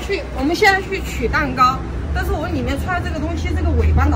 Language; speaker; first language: Chinese; native; Chinese